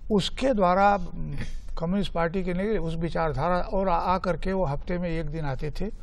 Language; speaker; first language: Hindi; native; Hindi